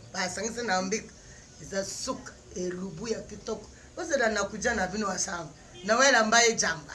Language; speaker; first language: Lingala; non-native, local second language; Luba-Lulua